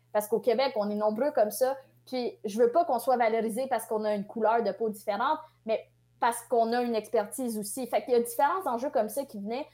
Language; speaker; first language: French; early bilingual, other home language; Tamil